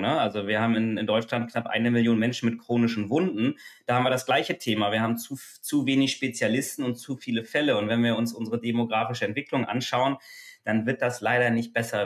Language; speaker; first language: German; native; German